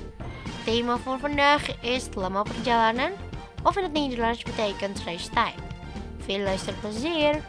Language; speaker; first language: Dutch; non-native, fluent; Indonesian